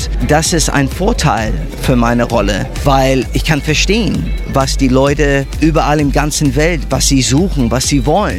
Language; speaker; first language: German; non-native, fluent; English